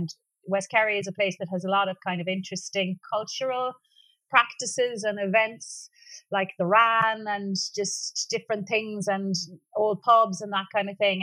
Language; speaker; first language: English; native; English